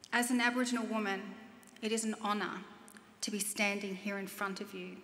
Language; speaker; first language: English; native; English